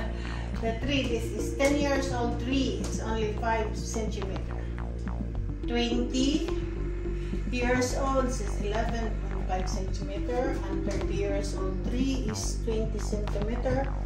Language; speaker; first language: English; non-native, local second language; Filipino